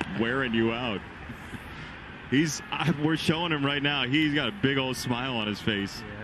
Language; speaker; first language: English; native; English